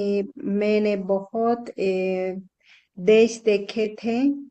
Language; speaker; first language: Hindi; non-native, learner; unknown